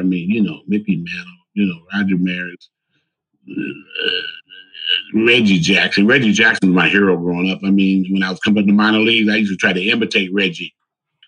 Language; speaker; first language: English; native; English